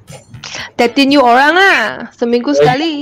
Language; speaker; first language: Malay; non-native, local second language; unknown